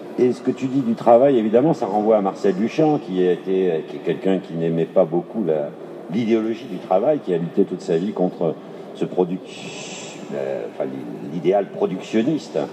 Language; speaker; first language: French; native; French